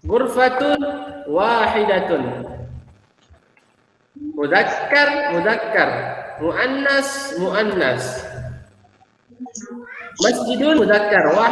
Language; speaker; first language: Arabic; non-native, fluent; Indonesian